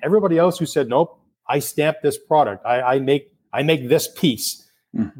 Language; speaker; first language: English; native; English